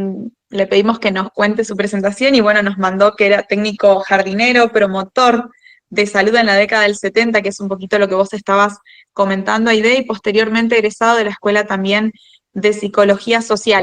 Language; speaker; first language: Spanish; native; Spanish